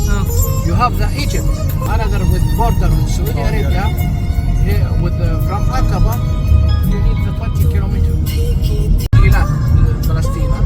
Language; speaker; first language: English; non-native, learner; Arabic